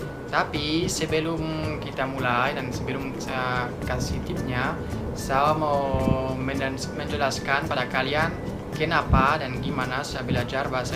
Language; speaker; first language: Indonesian; non-native, fluent; French